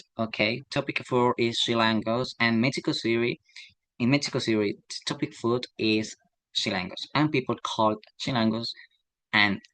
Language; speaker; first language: English; non-native, learner; Spanish